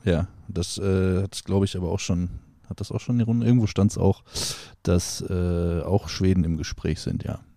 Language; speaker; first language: German; native; German